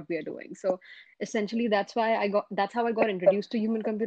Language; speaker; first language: English; non-native, local second language; Hindi